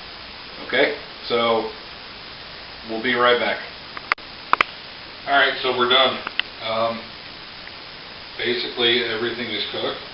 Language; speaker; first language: English; native; English